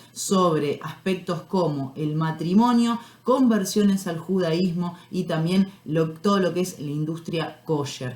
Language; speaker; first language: Spanish; native; Spanish